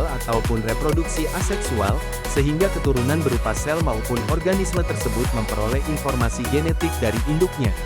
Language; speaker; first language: Indonesian; native; Indonesian